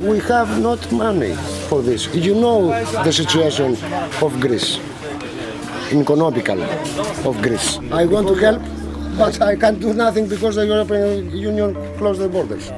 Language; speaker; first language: English; non-native, fluent; Greek